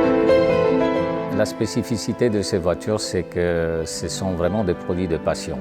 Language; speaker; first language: French; non-native, fluent; Romanian